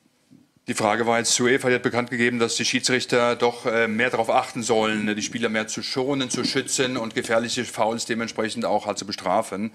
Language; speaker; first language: German; native; German